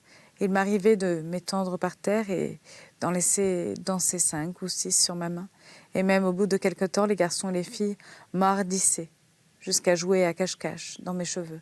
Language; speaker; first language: French; native; French